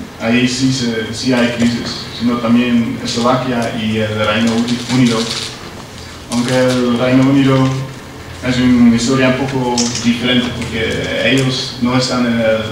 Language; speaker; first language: Spanish; non-native, learner; Dutch